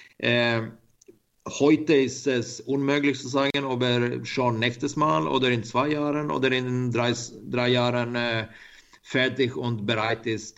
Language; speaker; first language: German; non-native, learner; Swedish